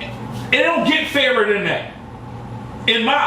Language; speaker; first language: English; native; English